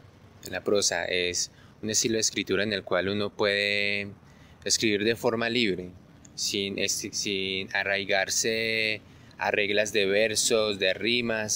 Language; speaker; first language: Spanish; native; Spanish